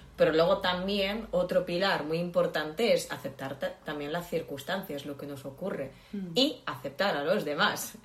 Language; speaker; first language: Spanish; non-native, fluent; Polish